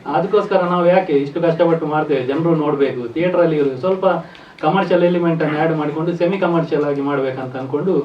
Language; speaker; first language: Kannada; non-native, local second language; Tulu